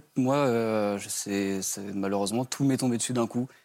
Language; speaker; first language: French; native; French